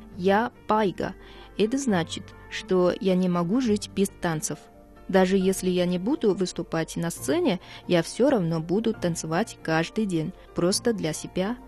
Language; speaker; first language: Russian; non-native, fluent; Chinese